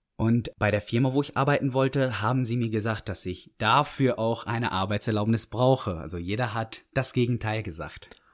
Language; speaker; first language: German; non-native, fluent; Arabic